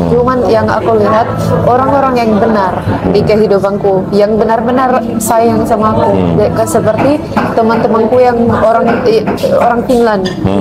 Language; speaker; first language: Indonesian; non-native, fluent; Finnish